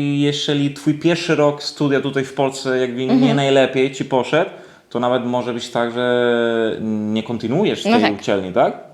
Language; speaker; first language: Polish; non-native, fluent; Spanish